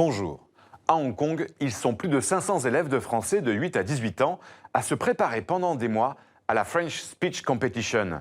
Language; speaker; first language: French; native; French